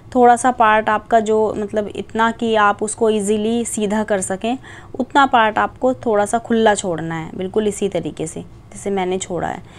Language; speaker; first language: Hindi; native; Hindi